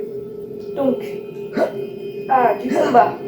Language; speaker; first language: French; native; French